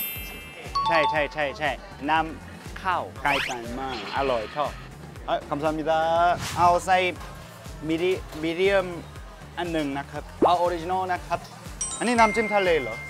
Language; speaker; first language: Thai; non-native, fluent; Korean